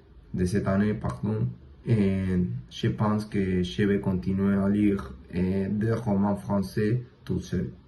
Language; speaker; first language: French; non-native, learner; Spanish